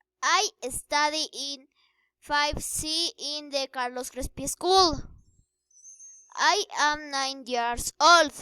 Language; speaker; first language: English; non-native, learner; Spanish